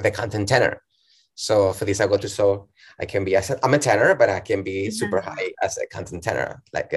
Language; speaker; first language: English; non-native, fluent; Spanish